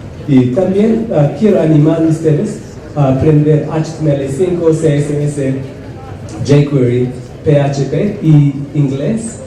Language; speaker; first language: Spanish; non-native, fluent; English